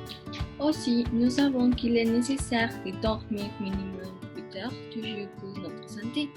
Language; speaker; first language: French; non-native, learner; Spanish